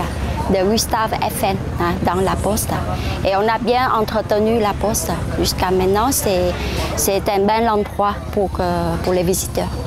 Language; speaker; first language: French; non-native, fluent; Vietnamese